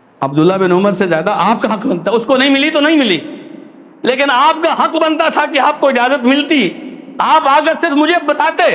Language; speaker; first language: Urdu; non-native, local second language; Punjabi